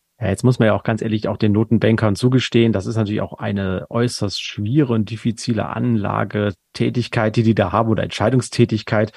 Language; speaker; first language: German; native; German